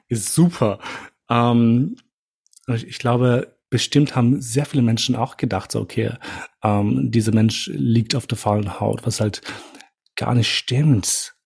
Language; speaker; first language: German; early bilingual, other home language; Albanian